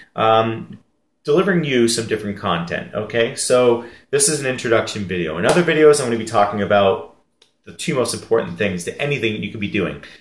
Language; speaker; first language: English; native; English